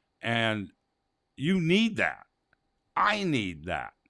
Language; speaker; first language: English; native; English